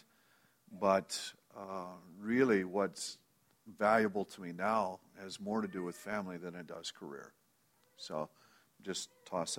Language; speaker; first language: English; native; English